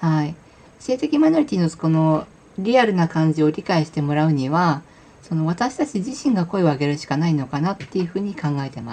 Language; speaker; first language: Japanese; native; Japanese